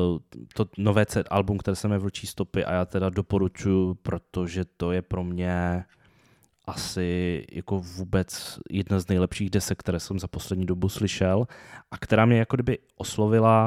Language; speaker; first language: Czech; native; Czech